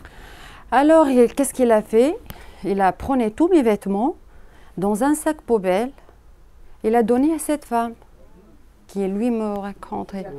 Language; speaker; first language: French; non-native, learner; Arabic